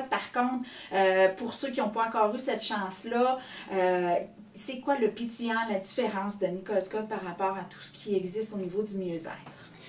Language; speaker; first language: French; native; French